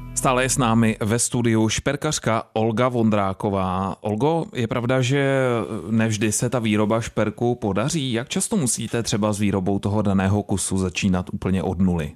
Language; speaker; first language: Czech; native; Czech